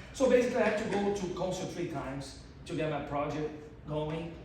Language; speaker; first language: English; non-native, fluent; Portuguese